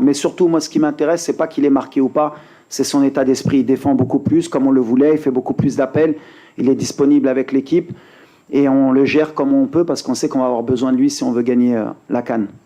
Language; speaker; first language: French; native; French